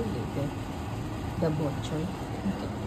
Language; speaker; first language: English; non-native, learner; Filipino